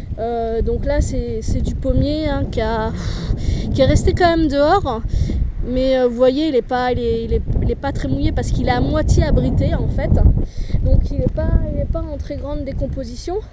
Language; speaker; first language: French; native; French